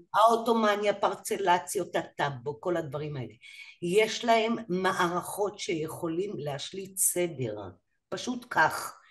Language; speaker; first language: Hebrew; native; Hebrew